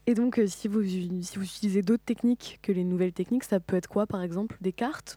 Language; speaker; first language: French; native; French